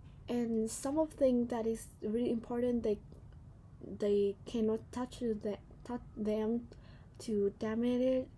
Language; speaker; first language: English; non-native, learner; Vietnamese